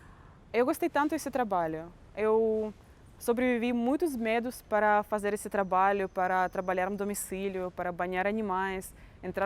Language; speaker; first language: Portuguese; non-native, fluent; Russian